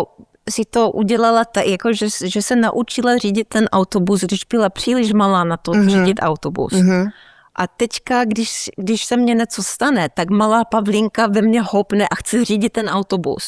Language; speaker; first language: Czech; early bilingual, heritage; Czech